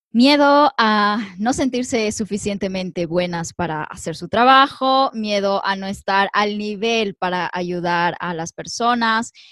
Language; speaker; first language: Spanish; native; Spanish